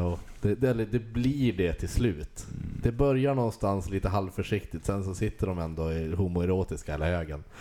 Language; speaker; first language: Swedish; native; Swedish